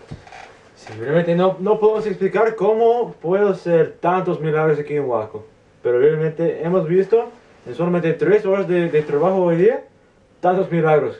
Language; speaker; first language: Spanish; non-native, learner; English